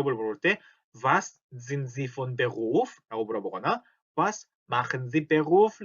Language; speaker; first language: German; non-native, fluent; Korean